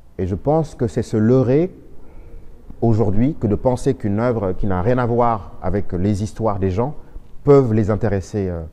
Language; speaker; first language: French; non-native, local second language; Wolof